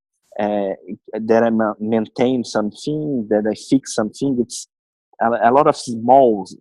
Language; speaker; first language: English; non-native, learner; Portuguese